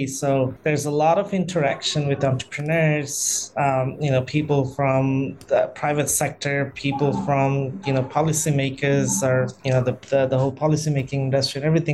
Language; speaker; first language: English; non-native, local second language; Bangla